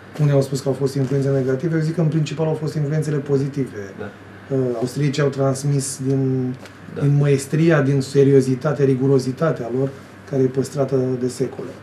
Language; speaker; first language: Romanian; native; Romanian